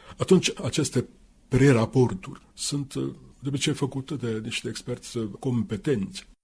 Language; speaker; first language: Romanian; non-native, fluent; Finnish